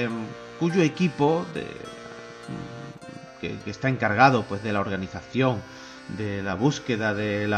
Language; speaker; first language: Spanish; native; Spanish